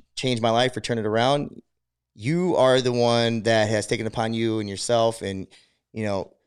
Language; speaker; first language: English; native; English